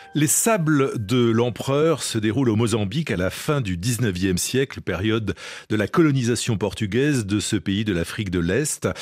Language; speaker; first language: French; native; French